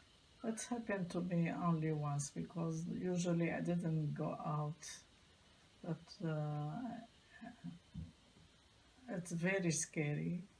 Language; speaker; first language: English; non-native, learner; Arabic